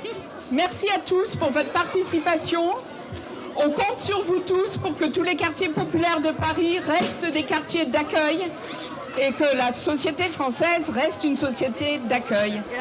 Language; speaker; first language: French; native; French